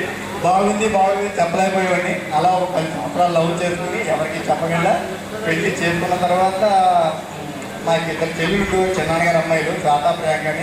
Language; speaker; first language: Telugu; native; Telugu